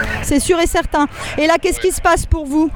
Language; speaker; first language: French; native; French